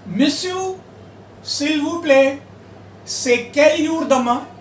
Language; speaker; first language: French; non-native, fluent; Hindi